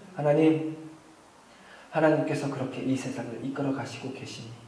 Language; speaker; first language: Korean; native; Korean